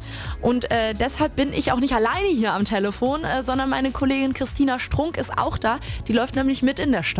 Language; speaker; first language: German; native; German